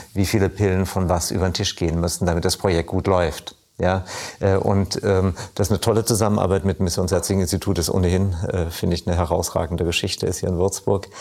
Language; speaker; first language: German; native; German